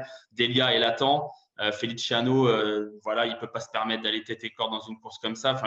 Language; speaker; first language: French; native; French